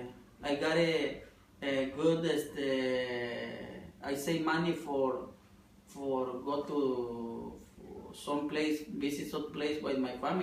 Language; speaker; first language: English; non-native, learner; Spanish